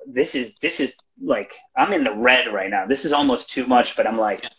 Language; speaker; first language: English; native; English